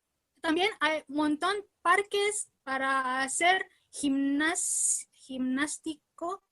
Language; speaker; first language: Spanish; non-native, learner; Indonesian